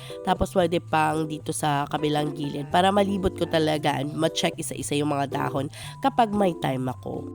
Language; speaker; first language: Filipino; non-native, local second language; Cebuano